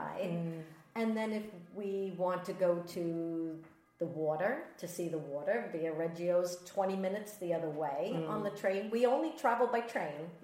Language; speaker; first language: English; native; English